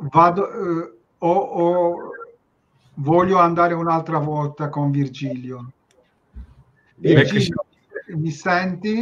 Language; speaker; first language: Italian; non-native, learner; Turkish